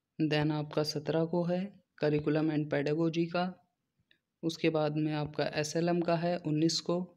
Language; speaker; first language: Hindi; native; Hindi